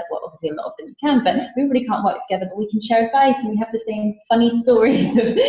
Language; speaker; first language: English; native; English